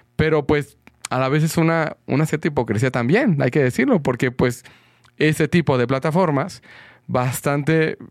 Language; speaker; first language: Spanish; native; Spanish